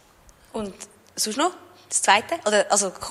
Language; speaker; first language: German; native; German